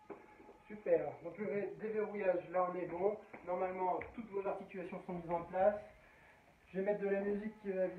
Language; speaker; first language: French; native; French